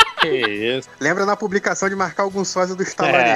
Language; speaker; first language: Portuguese; native; Portuguese